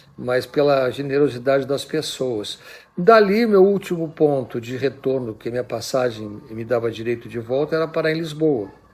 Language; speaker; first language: Portuguese; native; Portuguese